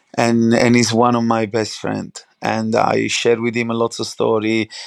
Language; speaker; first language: English; non-native, fluent; Italian